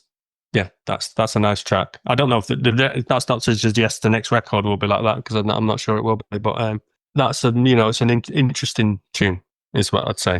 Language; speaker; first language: English; native; English